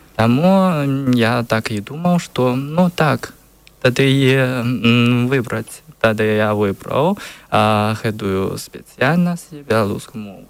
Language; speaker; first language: Belarusian; non-native, learner; Chinese